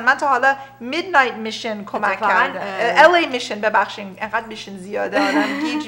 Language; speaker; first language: Persian; early bilingual, heritage; Persian